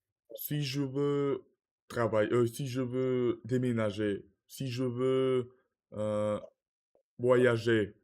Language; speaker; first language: French; non-native, learner; Russian